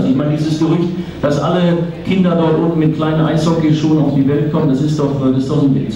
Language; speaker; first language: German; native; German